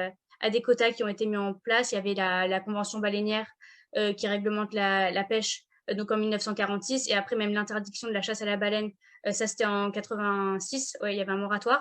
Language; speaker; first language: French; native; French